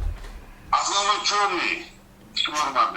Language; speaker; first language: Russian; non-native, learner; Uzbek